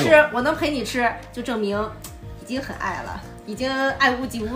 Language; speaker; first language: Chinese; native; Chinese